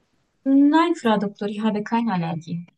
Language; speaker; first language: German; non-native, learner; Turkish